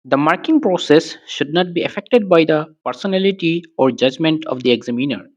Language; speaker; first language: English; non-native, local second language; Assamese